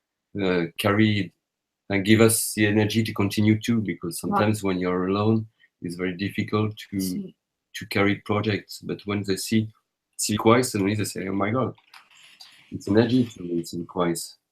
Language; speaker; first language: English; non-native, learner; French